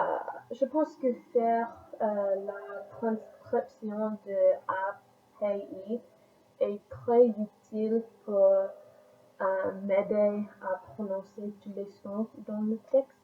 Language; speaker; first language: French; non-native, learner; English